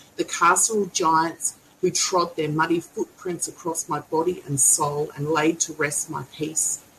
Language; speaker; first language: English; native; English